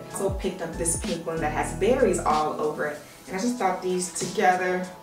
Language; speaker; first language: English; native; English